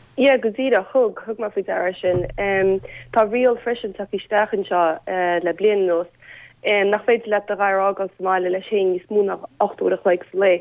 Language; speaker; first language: Irish; native; Irish